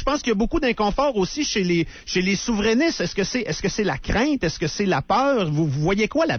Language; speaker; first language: French; native; French